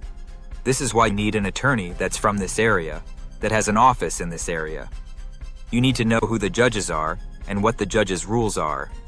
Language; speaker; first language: English; native; English